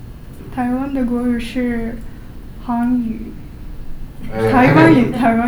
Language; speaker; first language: Chinese; non-native, learner; Japanese